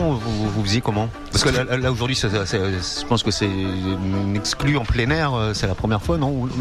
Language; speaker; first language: French; native; French